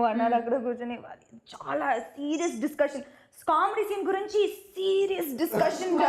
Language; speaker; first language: Telugu; non-native, fluent; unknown